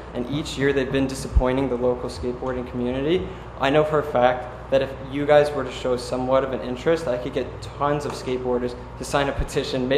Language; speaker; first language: English; native; English